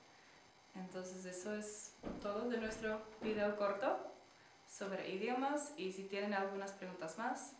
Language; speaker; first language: Spanish; non-native, fluent; Czech